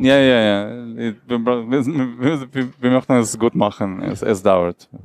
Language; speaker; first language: German; non-native, learner; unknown